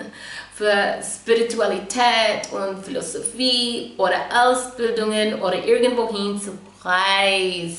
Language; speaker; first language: German; non-native, fluent; English